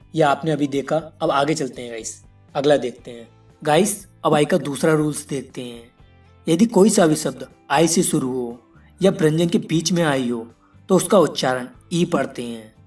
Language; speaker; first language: Hindi; native; Hindi